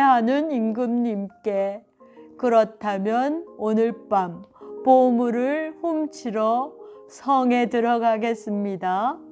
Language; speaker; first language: Korean; native; Korean